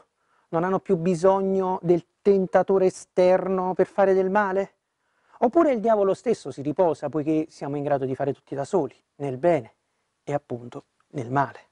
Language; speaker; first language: Italian; native; Italian